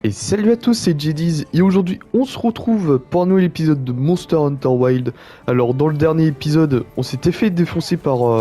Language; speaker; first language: French; native; French